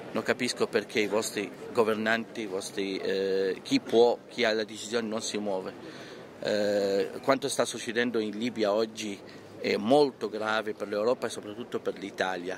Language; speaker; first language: Italian; non-native, fluent; Arabic